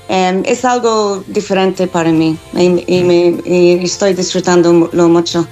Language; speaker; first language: Spanish; non-native, fluent; English